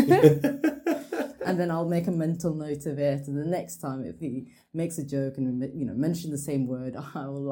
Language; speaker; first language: English; non-native, fluent; Norwegian